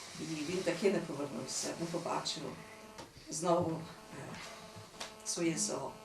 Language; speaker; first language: Ukrainian; early bilingual, heritage; Ukrainian